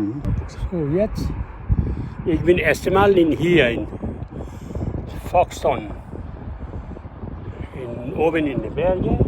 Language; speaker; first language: German; non-native, learner; Nepali